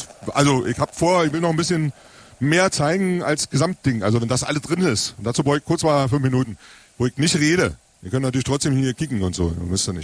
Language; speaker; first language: German; native; German